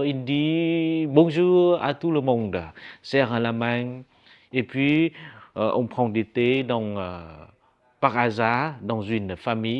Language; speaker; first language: French; non-native, fluent; Vietnamese